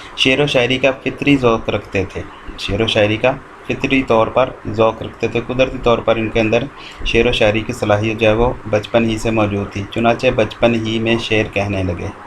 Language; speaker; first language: Urdu; non-native, local second language; Punjabi